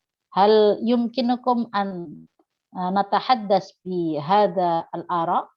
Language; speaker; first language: Arabic; non-native, fluent; Indonesian